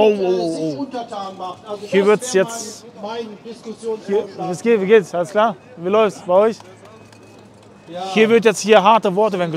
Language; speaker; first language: German; native; German